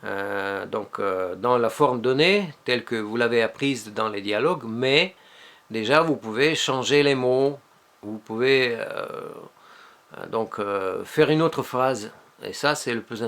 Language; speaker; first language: French; non-native, fluent; Russian